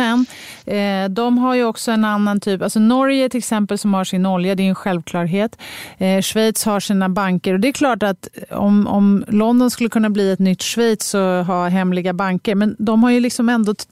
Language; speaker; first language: Swedish; native; Swedish